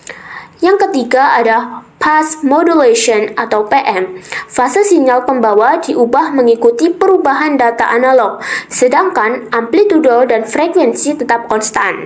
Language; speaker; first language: Indonesian; native; Indonesian